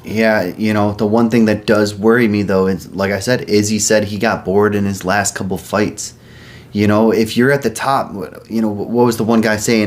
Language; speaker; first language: English; native; English